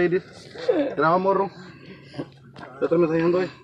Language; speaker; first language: Spanish; native; Spanish